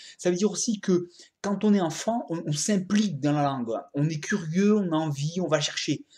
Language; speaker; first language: French; native; French